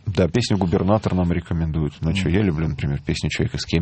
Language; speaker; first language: Russian; native; Russian